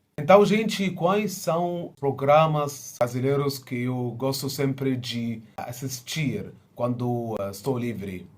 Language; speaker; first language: Portuguese; non-native, fluent; Arabic